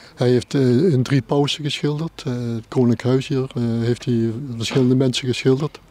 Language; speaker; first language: Dutch; native; Dutch